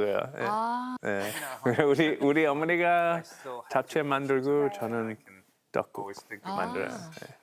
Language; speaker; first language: Korean; early bilingual, heritage; English